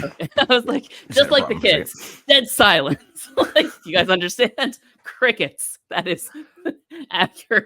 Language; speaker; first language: English; native; English